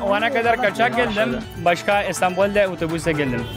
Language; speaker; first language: Turkish; non-native, learner; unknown